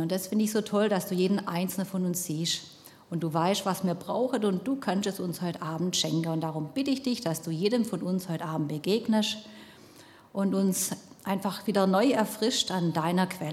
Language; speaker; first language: German; native; German